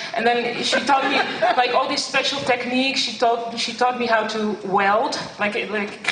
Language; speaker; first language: English; non-native, fluent; Dutch